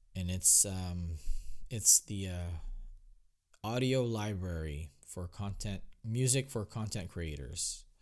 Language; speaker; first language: English; non-native, local second language; Filipino